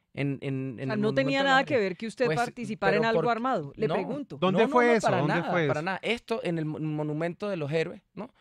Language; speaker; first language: Spanish; native; Spanish